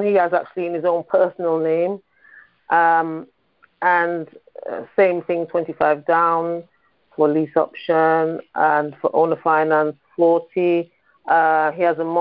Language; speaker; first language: English; native; English